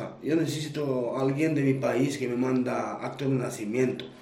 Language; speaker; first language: Spanish; non-native, fluent; Romanian